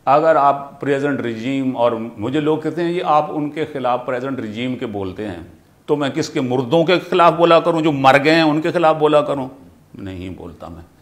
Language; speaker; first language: Urdu; native; Urdu